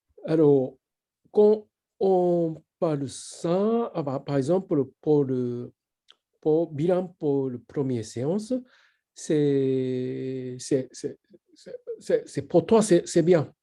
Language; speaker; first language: French; non-native, fluent; Japanese